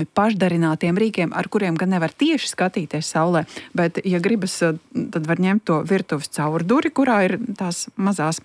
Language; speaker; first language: Latvian; native; Latvian